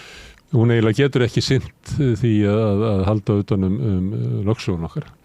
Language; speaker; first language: Icelandic; native; Icelandic